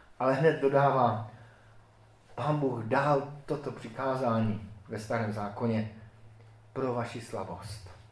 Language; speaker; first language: Czech; native; Czech